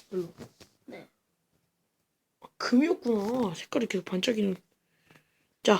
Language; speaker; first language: Korean; native; Korean